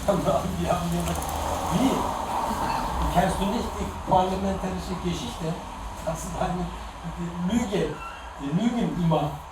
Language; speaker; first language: German; non-native, learner; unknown